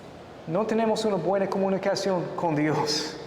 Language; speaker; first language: Spanish; non-native, fluent; English